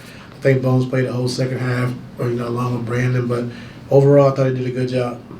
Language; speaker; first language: English; native; English